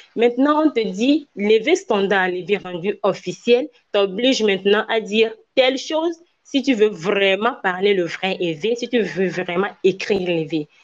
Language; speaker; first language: French; non-native, local second language; Ewe